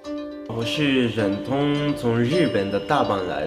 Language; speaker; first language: Chinese; non-native, learner; Japanese